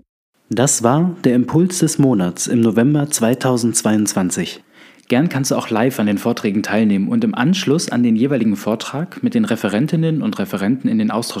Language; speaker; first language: German; native; German